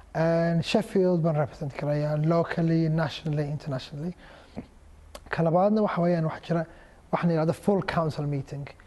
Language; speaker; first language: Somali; early bilingual, heritage; Somali